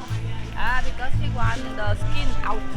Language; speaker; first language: English; non-native, learner; Vietnamese